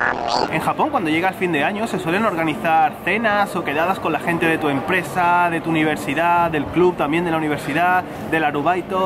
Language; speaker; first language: Spanish; native; Spanish